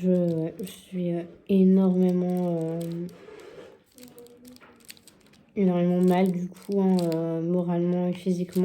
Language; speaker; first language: French; native; French